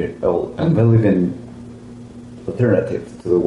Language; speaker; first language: English; non-native, learner; Spanish